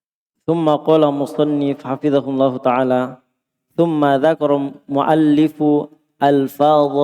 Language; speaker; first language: Arabic; non-native, learner; Indonesian